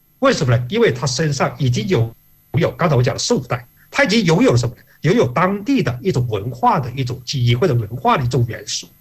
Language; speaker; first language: Chinese; non-native, local second language; Hakka Chinese